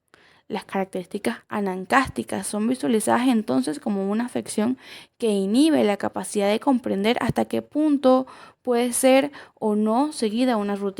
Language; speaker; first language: Spanish; native; Spanish